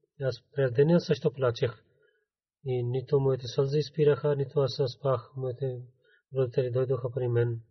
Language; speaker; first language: Bulgarian; non-native, learner; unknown